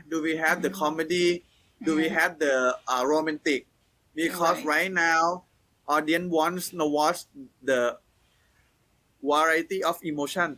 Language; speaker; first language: English; non-native, learner; Thai